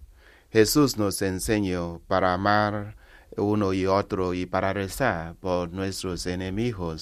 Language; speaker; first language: Spanish; non-native, learner; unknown